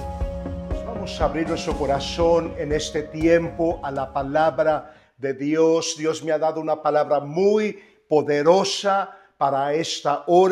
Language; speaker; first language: Spanish; native; Spanish